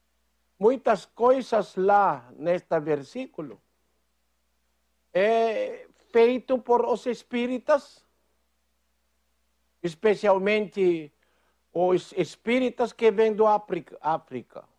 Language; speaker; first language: Portuguese; non-native, fluent; Filipino